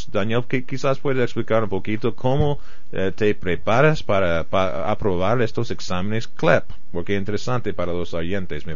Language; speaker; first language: Spanish; non-native, fluent; English